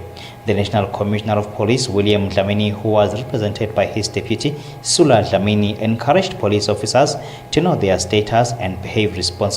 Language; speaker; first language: English; non-native, local second language; Swati